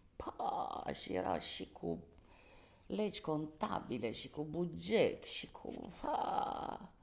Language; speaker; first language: Romanian; native; Romanian